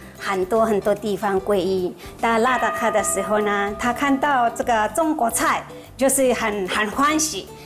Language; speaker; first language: Chinese; non-native, fluent; Ladakhi